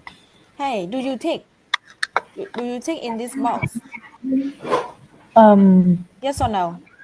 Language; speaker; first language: English; non-native, learner; Vietnamese